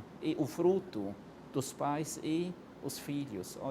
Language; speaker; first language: Portuguese; non-native, fluent; Arabic